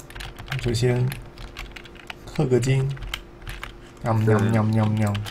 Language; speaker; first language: Chinese; native; Chinese